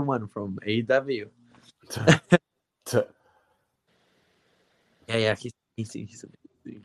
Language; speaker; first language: English; non-native, fluent; Spanish